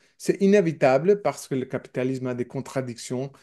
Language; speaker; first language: French; non-native, learner; English